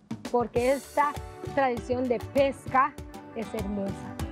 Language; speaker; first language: Spanish; non-native, local second language; English